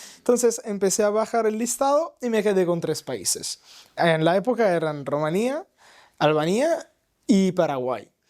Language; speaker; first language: Spanish; non-native, fluent; Italian